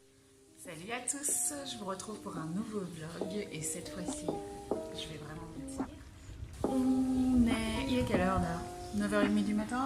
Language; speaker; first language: French; native; French